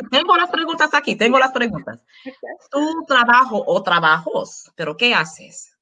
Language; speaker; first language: Spanish; non-native, learner; English